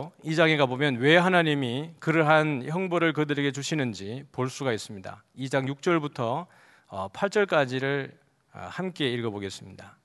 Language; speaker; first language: Korean; native; Korean